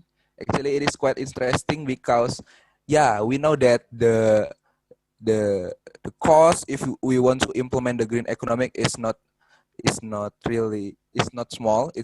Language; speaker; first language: English; non-native, fluent; Indonesian